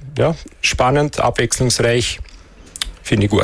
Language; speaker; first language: German; native; German